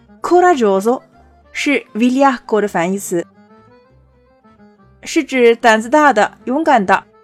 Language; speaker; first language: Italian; non-native, fluent; Chinese